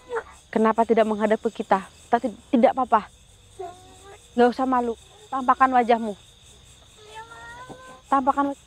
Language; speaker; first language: Indonesian; native; Indonesian